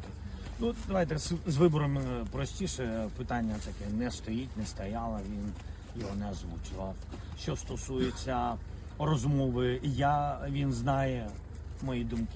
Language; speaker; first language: Ukrainian; non-native, local second language; Russian